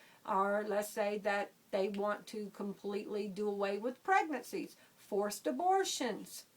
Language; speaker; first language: English; native; English